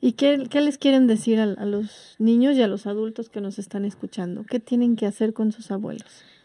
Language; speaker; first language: Spanish; native; Spanish